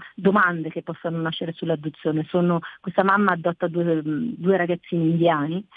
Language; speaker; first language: Italian; native; Italian